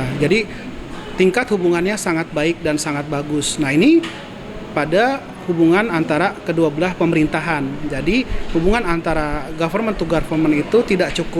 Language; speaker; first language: Indonesian; native; Indonesian